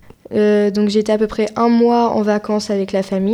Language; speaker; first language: French; native; French